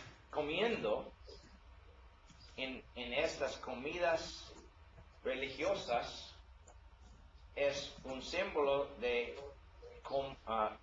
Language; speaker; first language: Spanish; non-native, learner; English